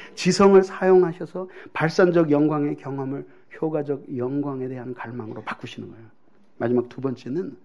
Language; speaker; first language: Korean; native; Korean